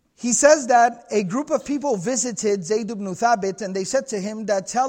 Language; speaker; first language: English; native; English